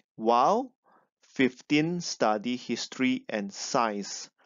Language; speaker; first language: English; non-native, local second language; Chinese